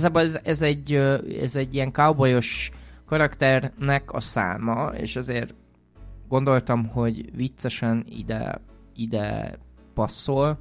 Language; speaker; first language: Hungarian; native; Hungarian